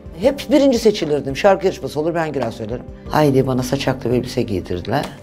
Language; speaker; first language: Turkish; native; Turkish